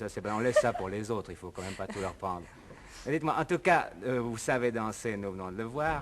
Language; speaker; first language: French; native; French